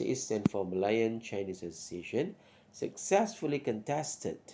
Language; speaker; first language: English; non-native, local second language; Malay